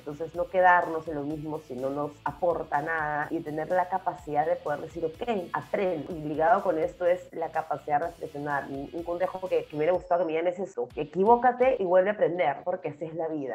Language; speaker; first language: Spanish; native; Spanish